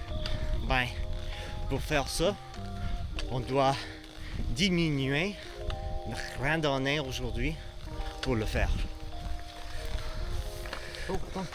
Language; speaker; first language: French; non-native, learner; English